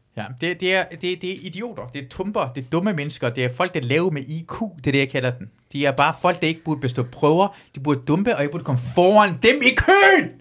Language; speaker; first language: Danish; early bilingual, other home language; Persian